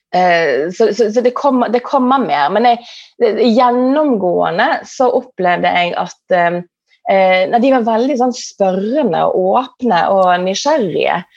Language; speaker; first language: Norwegian; native; Norwegian